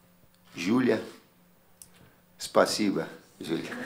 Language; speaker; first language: Portuguese; native; Portuguese